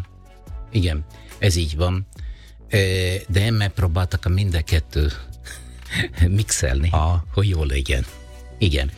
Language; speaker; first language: Hungarian; non-native, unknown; Italian